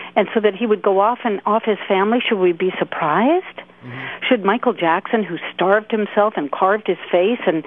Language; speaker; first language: English; native; English